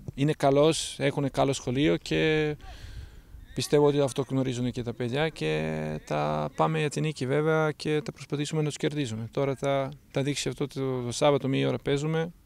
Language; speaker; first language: Greek; non-native, fluent; Serbian